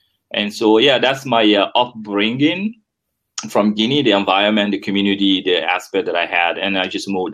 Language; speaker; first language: English; non-native, fluent; French